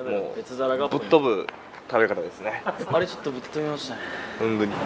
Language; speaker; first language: Japanese; native; Japanese